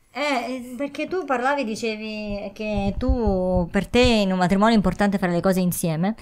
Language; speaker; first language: Italian; native; Italian